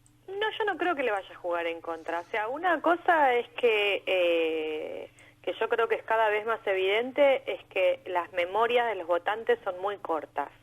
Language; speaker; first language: Spanish; native; Spanish